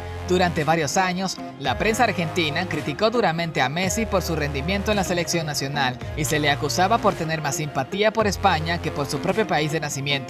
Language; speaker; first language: Spanish; native; Spanish